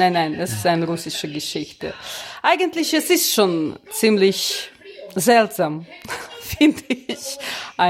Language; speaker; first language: German; non-native, learner; Russian